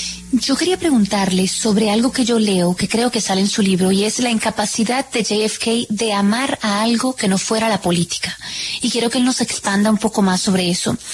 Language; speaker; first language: Spanish; native; Spanish